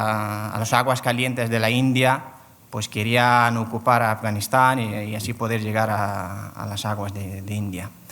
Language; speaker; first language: Spanish; non-native, fluent; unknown